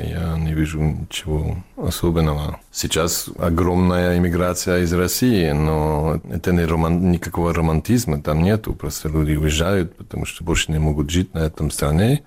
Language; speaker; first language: Russian; non-native, fluent; English